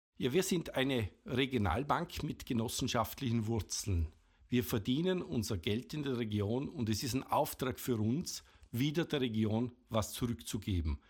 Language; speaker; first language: German; native; German